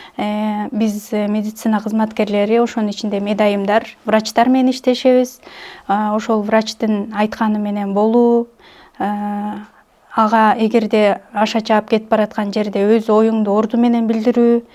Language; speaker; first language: Kyrgyz; native; Kyrgyz